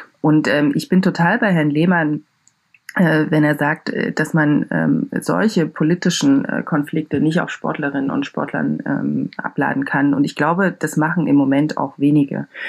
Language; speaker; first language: German; native; German